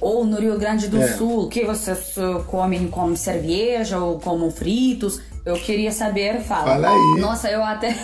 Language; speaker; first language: Portuguese; non-native, fluent; Russian